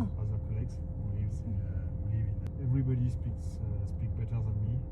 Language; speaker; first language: English; non-native, learner; French